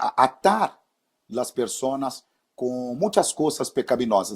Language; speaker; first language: Spanish; non-native, fluent; Portuguese